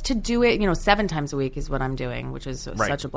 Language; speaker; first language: English; native; English